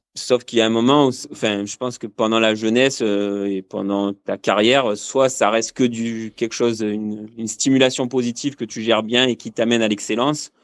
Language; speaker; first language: French; native; French